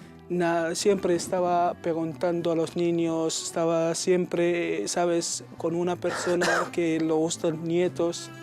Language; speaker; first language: Spanish; non-native, learner; Arabic